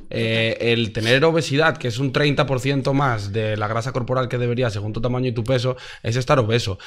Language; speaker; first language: Spanish; native; Spanish